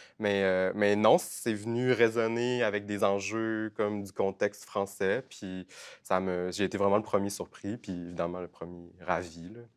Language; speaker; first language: French; native; French